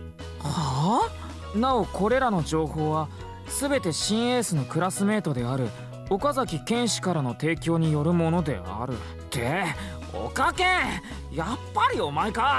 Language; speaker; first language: Japanese; native; Japanese